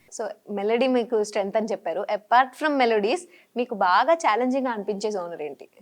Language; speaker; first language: Telugu; native; Telugu